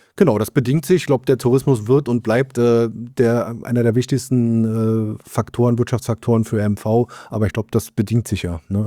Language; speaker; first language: German; native; German